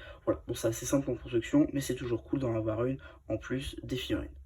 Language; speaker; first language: French; native; French